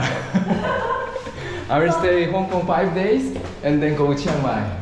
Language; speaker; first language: English; non-native, learner; Korean